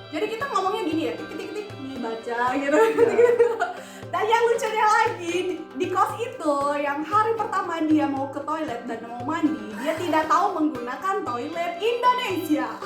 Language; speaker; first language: Indonesian; non-native, local second language; Sundanese